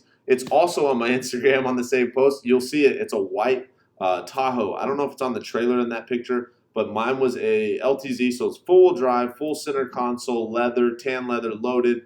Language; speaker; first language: English; native; English